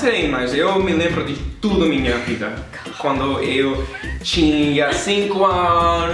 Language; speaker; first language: Portuguese; non-native, learner; English